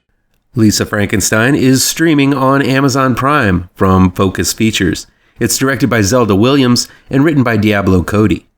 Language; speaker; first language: English; native; English